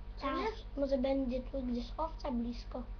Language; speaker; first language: Polish; native; Polish